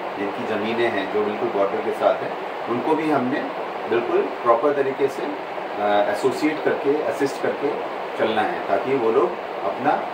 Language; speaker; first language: Hindi; native; Hindi